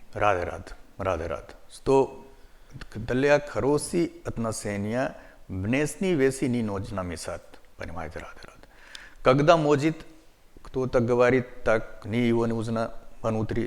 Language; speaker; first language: Russian; non-native, learner; Hindi